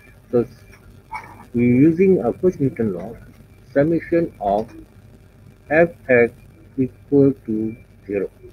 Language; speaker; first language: English; non-native, local second language; Malay